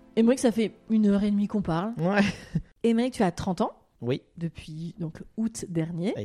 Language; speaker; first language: French; native; French